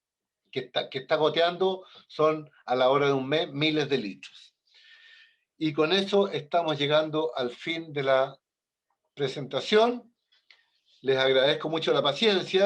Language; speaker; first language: Spanish; native; Spanish